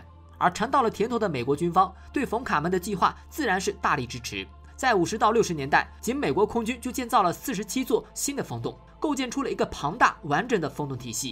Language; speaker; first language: Chinese; native; Chinese